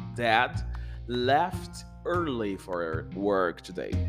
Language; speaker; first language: English; non-native, fluent; Portuguese